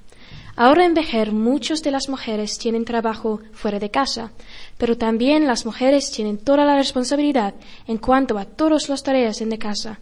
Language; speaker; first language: Spanish; non-native, learner; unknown